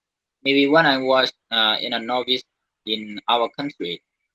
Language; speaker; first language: English; non-native, learner; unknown